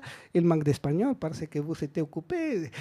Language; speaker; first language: French; non-native, learner; Spanish